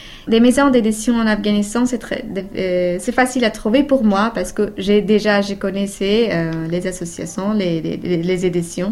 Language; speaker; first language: French; non-native, fluent; Persian